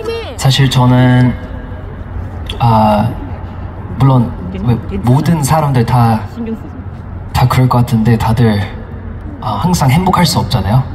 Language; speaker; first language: Korean; non-native, fluent; English